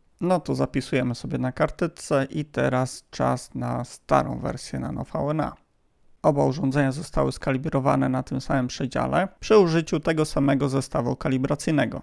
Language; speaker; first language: Polish; native; Polish